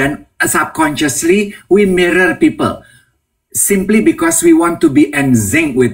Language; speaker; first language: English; non-native, fluent; Indonesian